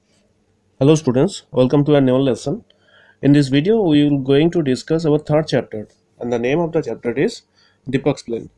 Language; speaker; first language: English; non-native, local second language; Bangla